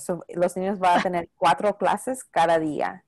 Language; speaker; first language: Spanish; non-native, local second language; English